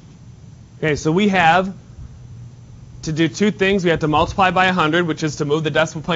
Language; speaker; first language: English; native; English